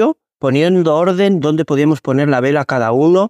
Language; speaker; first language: Spanish; native; Spanish